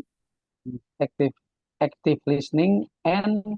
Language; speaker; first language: English; non-native, learner; Indonesian